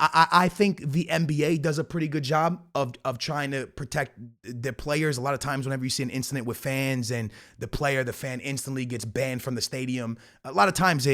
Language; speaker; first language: English; native; English